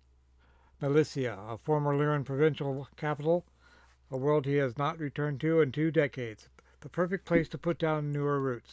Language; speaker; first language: English; native; English